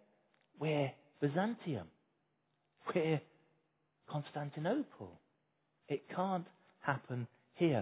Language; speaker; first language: English; native; English